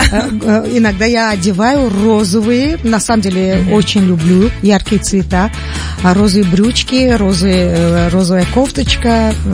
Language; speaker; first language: Russian; non-native, local second language; Tajik